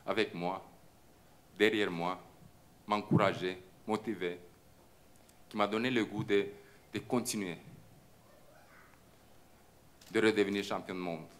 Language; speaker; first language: French; non-native, fluent; Romanian